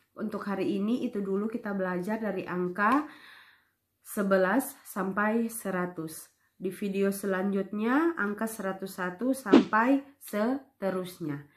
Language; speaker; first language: Indonesian; native; Indonesian